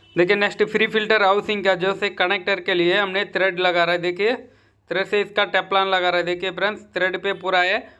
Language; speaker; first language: Hindi; non-native, local second language; Tamil